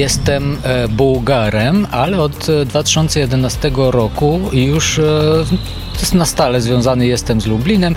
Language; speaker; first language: Polish; non-native, fluent; Bulgarian